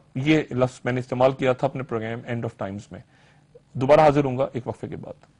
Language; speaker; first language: Urdu; native; Urdu